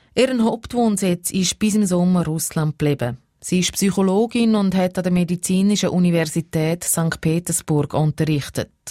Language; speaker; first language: German; native; German